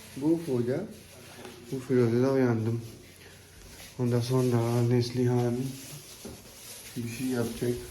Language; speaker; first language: Turkish; non-native, learner; Urdu